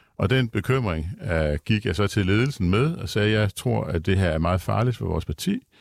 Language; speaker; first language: Danish; native; Danish